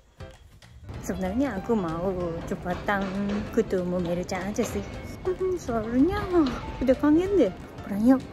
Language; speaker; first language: Indonesian; non-native, fluent; Japanese